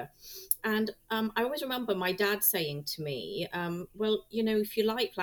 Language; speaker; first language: English; native; English